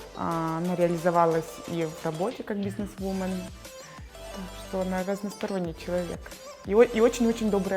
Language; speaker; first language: Russian; native; Russian